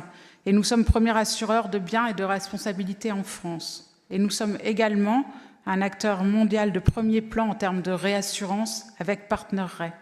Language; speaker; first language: French; native; French